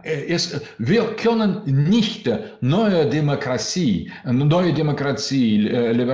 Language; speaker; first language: German; non-native, learner; Russian